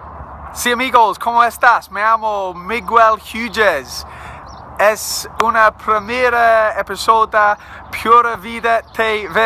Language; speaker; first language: Spanish; non-native, learner; English